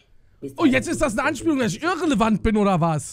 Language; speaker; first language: German; native; German